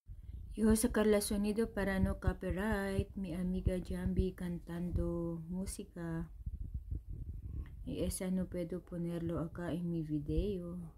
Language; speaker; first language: Spanish; non-native, learner; Filipino